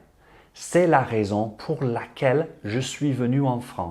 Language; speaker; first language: French; non-native, fluent; English